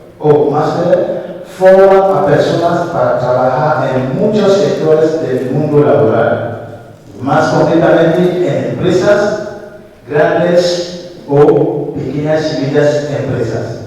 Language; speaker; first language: Spanish; non-native, fluent; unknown